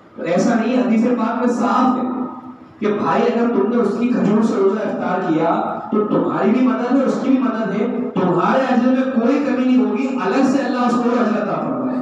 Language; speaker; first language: Urdu; native; Urdu